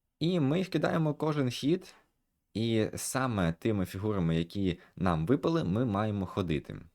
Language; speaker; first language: Ukrainian; native; Ukrainian